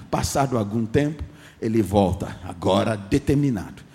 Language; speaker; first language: Portuguese; non-native, fluent; English